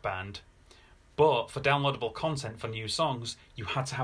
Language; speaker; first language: English; native; English